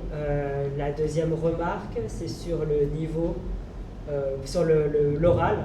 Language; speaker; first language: French; native; French